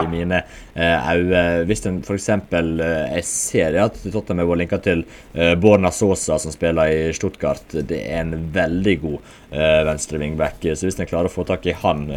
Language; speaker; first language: Norwegian; native; Norwegian